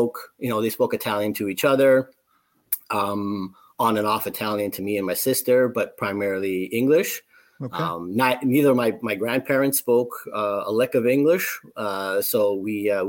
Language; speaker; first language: English; native; English